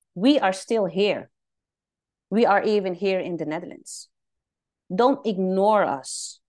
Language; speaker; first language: English; non-native, fluent; Dutch